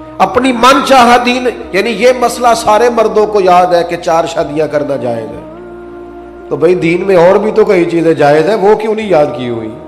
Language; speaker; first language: Urdu; non-native, local second language; Punjabi